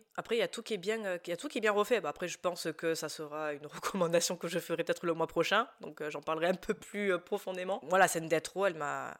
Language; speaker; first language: French; native; French